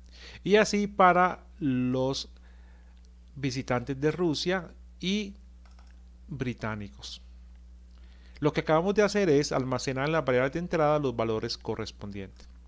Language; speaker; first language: Spanish; native; Spanish